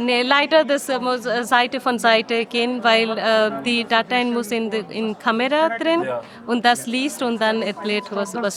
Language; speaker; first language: German; non-native, learner; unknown